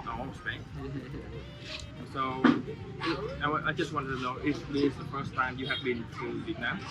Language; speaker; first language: English; non-native, fluent; Vietnamese